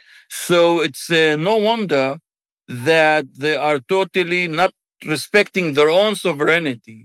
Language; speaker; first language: English; non-native, fluent; Arabic